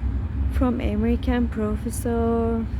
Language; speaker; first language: English; non-native, learner; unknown